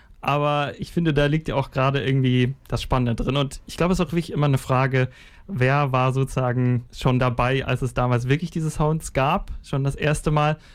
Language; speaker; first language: German; native; German